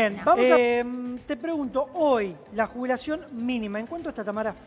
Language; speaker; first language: Spanish; native; Spanish